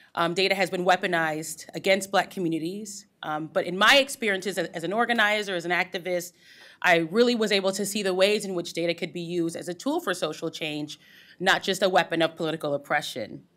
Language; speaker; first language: English; native; English